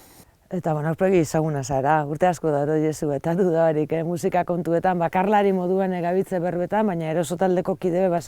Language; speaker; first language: Basque; native; Basque